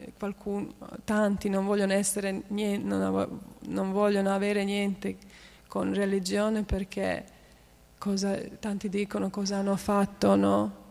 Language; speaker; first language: Italian; non-native, fluent; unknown